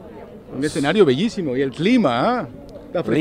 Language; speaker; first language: Spanish; native; Spanish